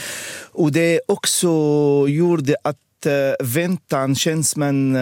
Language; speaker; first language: Swedish; non-native, fluent; Arabic